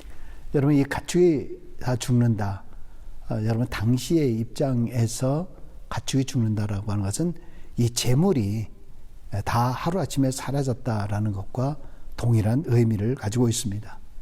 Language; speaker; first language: Korean; native; Korean